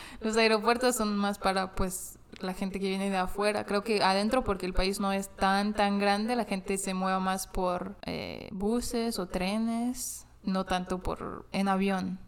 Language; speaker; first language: Spanish; non-native, fluent; English